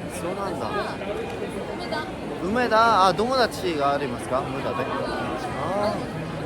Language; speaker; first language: Japanese; non-native, learner; Korean